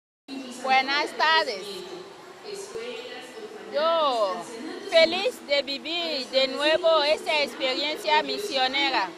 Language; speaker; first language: Spanish; non-native, fluent; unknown